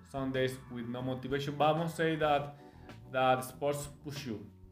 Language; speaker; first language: English; non-native, fluent; Spanish